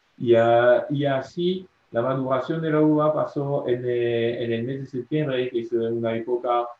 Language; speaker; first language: Spanish; non-native, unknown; French